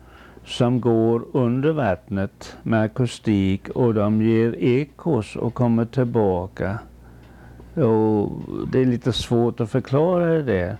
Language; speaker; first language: Swedish; early bilingual, heritage; Swedish